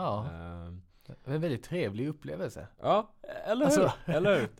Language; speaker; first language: Swedish; native; Swedish